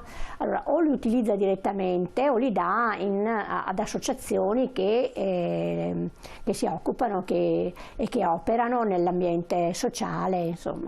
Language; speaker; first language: Italian; native; Italian